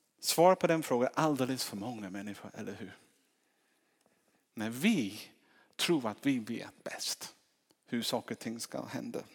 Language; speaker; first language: Swedish; non-native, fluent; English